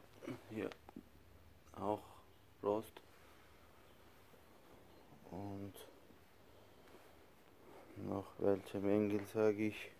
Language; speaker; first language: German; non-native, learner; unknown